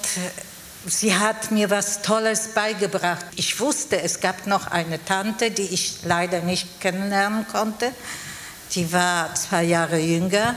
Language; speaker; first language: German; non-native, fluent; Polish